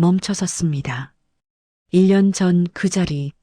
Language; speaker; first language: Korean; native; Korean